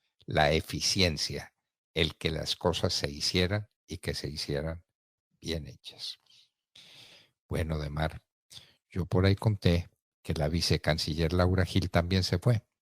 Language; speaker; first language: Spanish; native; Spanish